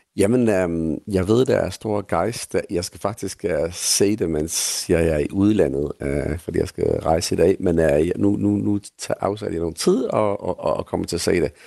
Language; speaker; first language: Danish; non-native, fluent; English